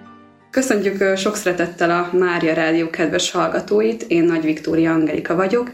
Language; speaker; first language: Hungarian; native; Hungarian